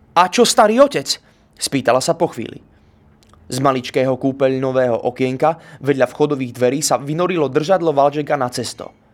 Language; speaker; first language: Slovak; native; Slovak